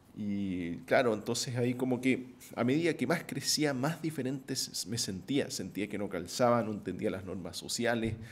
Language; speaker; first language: Spanish; native; Spanish